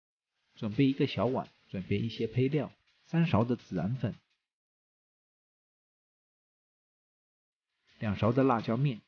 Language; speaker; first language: Chinese; native; Chinese